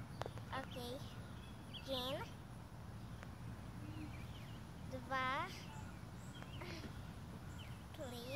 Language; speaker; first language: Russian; non-native, learner; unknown